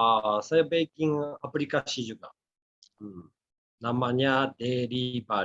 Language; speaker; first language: Indonesian; non-native, learner; Japanese